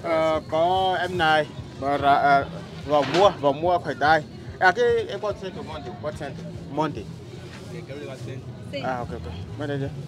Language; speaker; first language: Vietnamese; non-native, learner; Portuguese